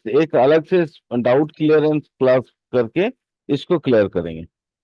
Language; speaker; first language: Hindi; native; Hindi